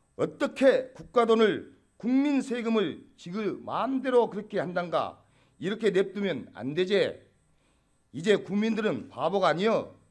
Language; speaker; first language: Korean; native; Korean